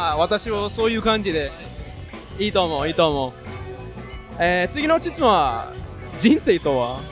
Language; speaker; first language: Japanese; non-native, fluent; English